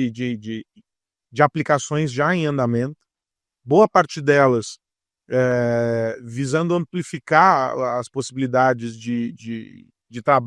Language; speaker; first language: Portuguese; native; Portuguese